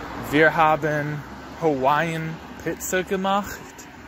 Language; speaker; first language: German; non-native, learner; English